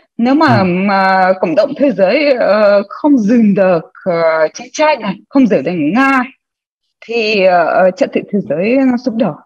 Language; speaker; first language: Vietnamese; non-native, fluent; Ukrainian